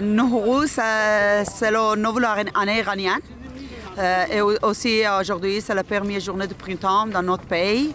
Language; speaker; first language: French; non-native, learner; Persian